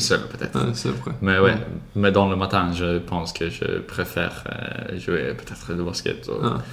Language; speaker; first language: French; non-native, learner; Swedish